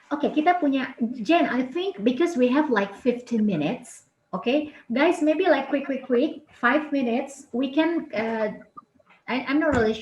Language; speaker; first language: English; non-native, fluent; Indonesian